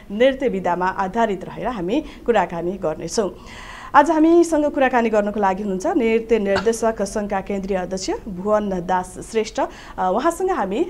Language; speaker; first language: Nepali; native; Nepali